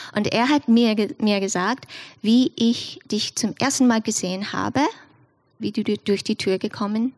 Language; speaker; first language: German; non-native, fluent; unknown